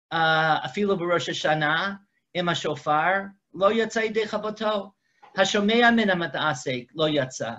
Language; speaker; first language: Hebrew; non-native, fluent; English